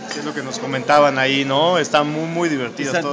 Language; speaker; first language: Spanish; native; Spanish